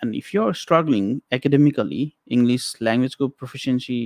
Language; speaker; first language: English; non-native, local second language; Nepali